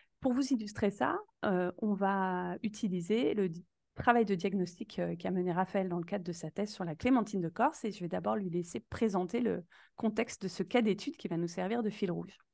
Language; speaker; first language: French; native; French